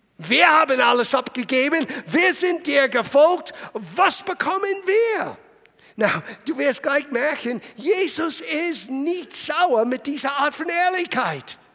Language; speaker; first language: German; non-native, fluent; English